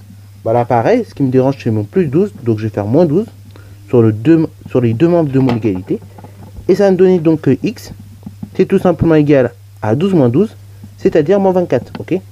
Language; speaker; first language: French; native; French